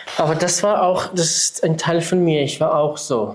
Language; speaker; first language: German; non-native, fluent; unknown